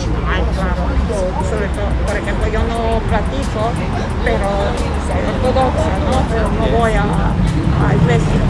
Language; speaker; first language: Spanish; non-native, fluent; Serbian